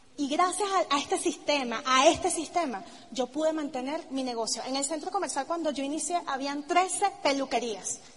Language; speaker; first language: Spanish; native; Spanish